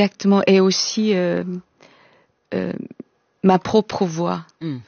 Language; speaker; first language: French; non-native, fluent; Korean